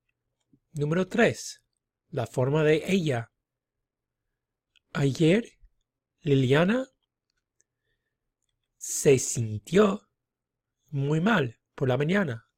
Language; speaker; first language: Spanish; non-native, fluent; English